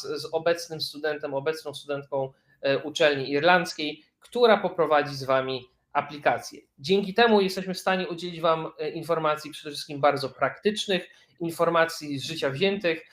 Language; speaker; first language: Polish; native; Polish